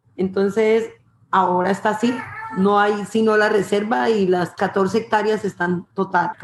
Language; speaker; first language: Spanish; native; Spanish